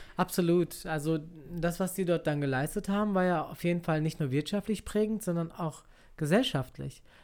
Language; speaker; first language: German; early bilingual, other home language; Turkish